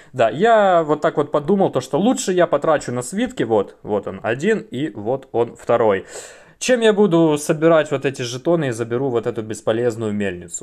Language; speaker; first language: Russian; native; Russian